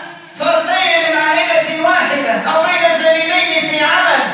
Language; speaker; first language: Arabic; native; Arabic